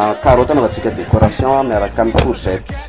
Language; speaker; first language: French; non-native, learner; Malagasy